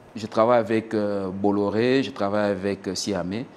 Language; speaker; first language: French; non-native, local second language; Swahili